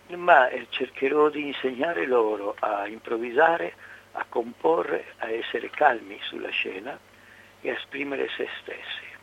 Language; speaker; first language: Italian; non-native, fluent; Spanish